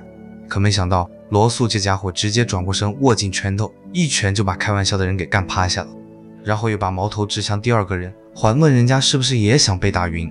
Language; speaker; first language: Chinese; native; Chinese